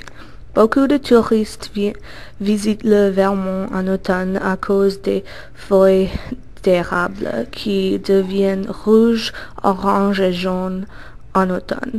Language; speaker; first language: French; non-native, learner; English